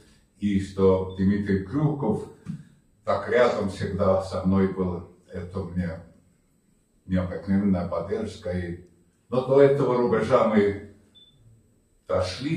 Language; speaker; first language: Russian; native; Russian